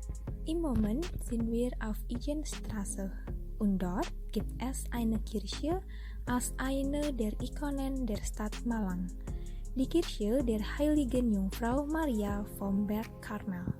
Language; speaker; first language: German; non-native, learner; Indonesian